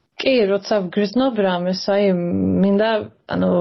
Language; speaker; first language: Georgian; early bilingual, heritage; Georgian